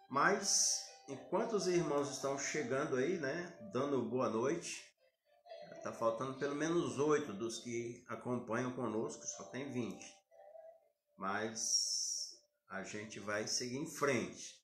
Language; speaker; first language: Portuguese; native; Portuguese